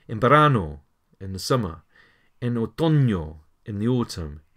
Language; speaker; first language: Spanish; non-native, learner; English